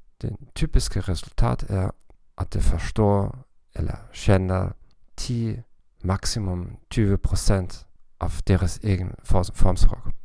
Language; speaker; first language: Norwegian; non-native, learner; German